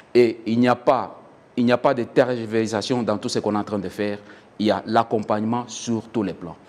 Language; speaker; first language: French; non-native, local second language; Swahili